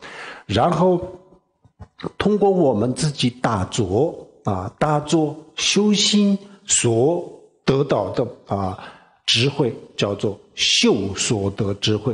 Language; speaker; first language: Chinese; non-native, local second language; Tibetan